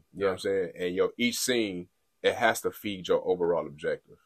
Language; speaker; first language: English; native; English